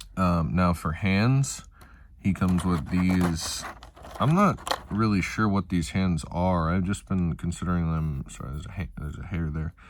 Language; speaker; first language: English; native; English